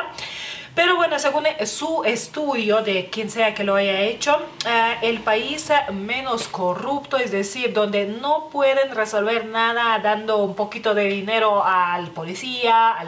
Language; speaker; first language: Spanish; non-native, fluent; Lithuanian